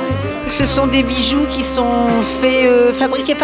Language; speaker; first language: French; native; French